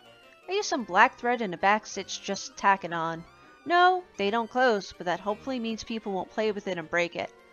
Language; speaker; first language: English; native; English